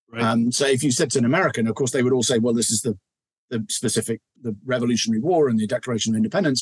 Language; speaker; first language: English; native; English